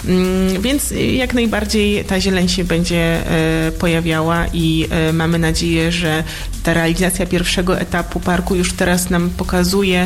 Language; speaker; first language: Polish; native; Polish